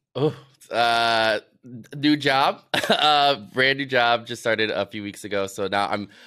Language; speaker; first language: English; native; English